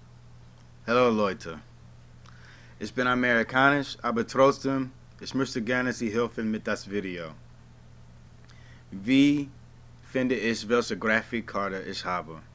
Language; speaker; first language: German; non-native, learner; English